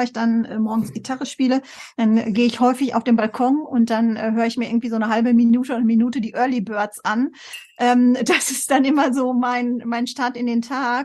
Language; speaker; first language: German; native; German